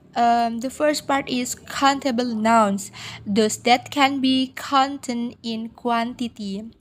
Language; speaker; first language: English; non-native, learner; Indonesian